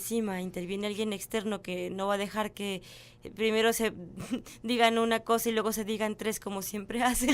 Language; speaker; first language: Spanish; native; Spanish